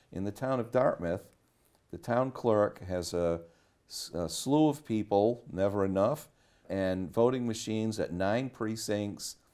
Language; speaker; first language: English; native; English